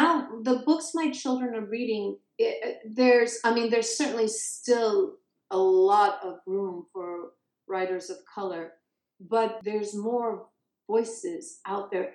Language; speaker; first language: English; early bilingual, other home language; Persian